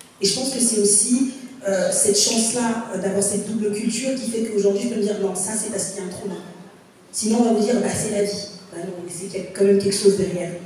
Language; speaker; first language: French; native; French